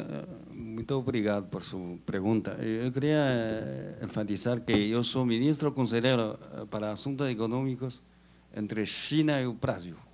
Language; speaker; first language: Portuguese; non-native, learner; Chinese